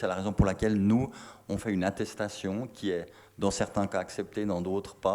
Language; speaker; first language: French; native; French